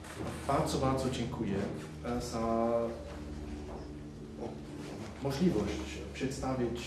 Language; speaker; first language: Polish; non-native, fluent; German